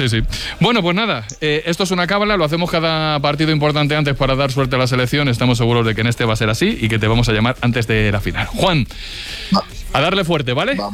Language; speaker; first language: Spanish; native; Spanish